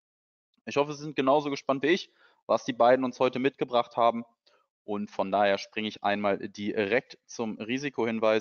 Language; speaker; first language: German; native; German